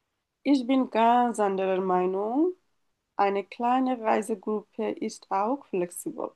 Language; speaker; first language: German; non-native, fluent; Bangla